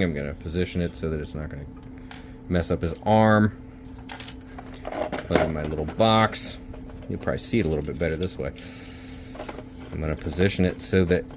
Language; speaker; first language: English; native; English